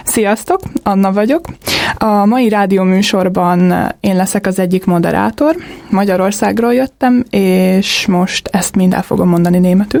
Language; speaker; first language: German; non-native, learner; Hungarian